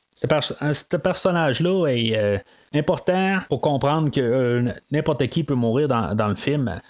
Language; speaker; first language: French; native; French